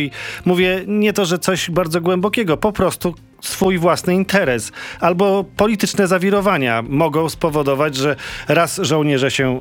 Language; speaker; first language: Polish; native; Polish